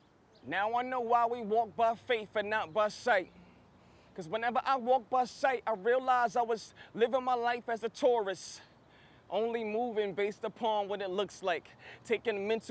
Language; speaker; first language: English; native; English